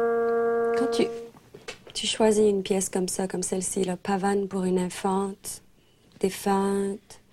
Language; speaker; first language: French; native; French